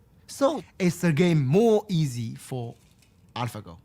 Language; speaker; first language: English; non-native, learner; Chinese